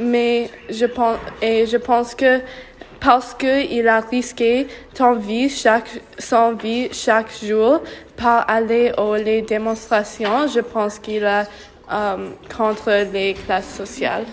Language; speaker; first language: French; non-native, learner; English